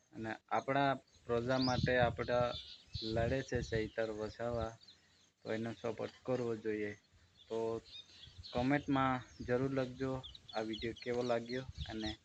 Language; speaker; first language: Gujarati; non-native, local second language; Bhili